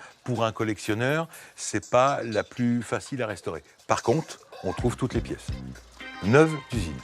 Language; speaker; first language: French; native; French